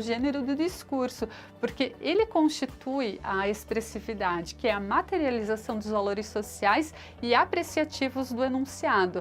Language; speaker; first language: Portuguese; native; Portuguese